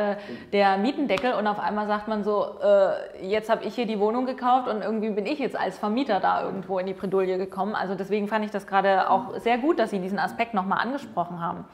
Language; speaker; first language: German; native; German